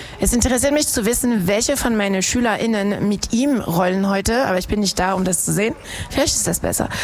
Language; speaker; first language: German; non-native, fluent; French